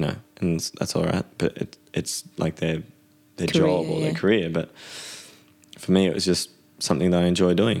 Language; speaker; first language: English; native; English